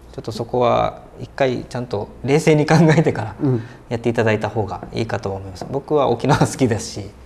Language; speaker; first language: Japanese; native; Japanese